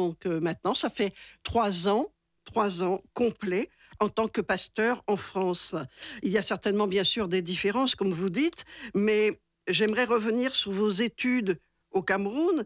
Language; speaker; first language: French; native; French